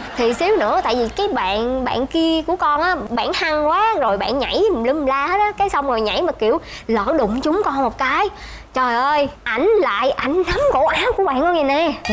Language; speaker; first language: Vietnamese; native; Vietnamese